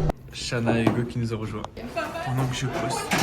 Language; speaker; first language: French; native; French